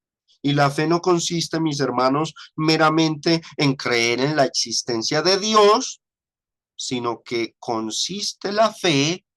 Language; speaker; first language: Spanish; native; Spanish